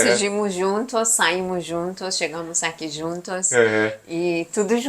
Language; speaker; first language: Portuguese; non-native, learner; Persian